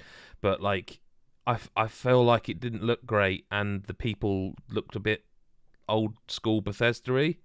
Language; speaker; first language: English; native; English